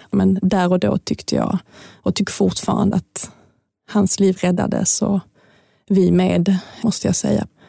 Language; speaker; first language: Swedish; native; Swedish